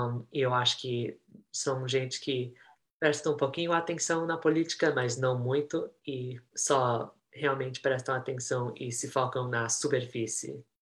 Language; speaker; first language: Portuguese; early bilingual, heritage; Portuguese